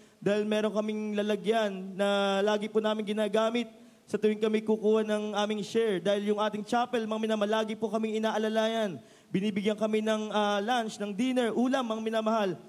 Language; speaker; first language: Filipino; native; Filipino